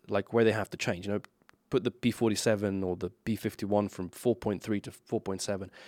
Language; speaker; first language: English; non-native, fluent; Slovenian